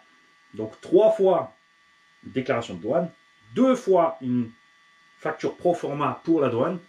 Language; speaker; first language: French; native; French